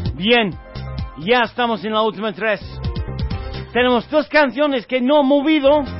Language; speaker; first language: Spanish; non-native, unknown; English